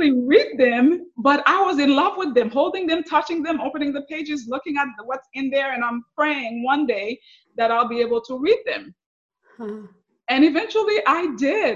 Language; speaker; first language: English; non-native, fluent; Haitian Creole